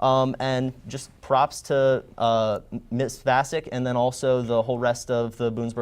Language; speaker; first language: English; native; English